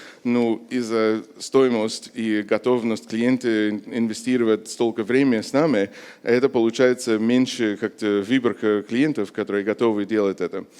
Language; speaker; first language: Russian; non-native, fluent; English